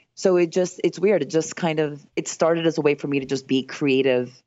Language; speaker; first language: English; early bilingual, other home language; Greek